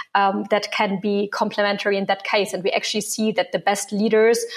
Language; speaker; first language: English; non-native, fluent; German